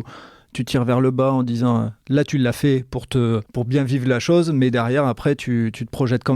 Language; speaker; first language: French; native; French